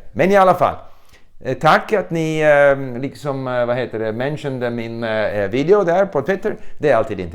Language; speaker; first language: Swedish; non-native, fluent; English